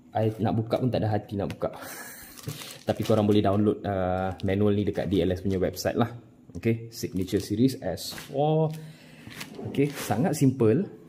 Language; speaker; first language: Malay; non-native, local second language; Tamil